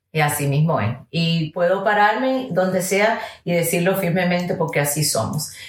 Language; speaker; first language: Spanish; early bilingual, heritage; English